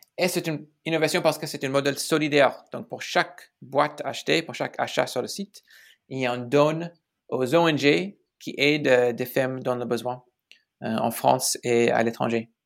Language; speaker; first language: French; non-native, fluent; English